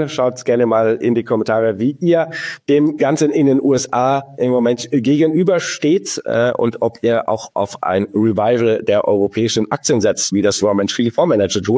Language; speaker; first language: German; native; German